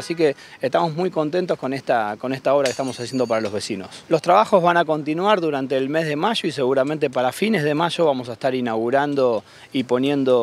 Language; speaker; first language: Spanish; native; Spanish